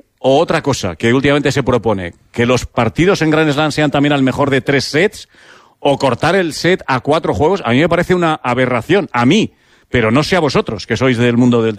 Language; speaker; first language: Spanish; native; Spanish